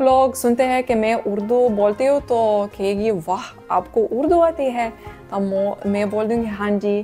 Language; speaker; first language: Hindi; non-native, fluent; Lithuanian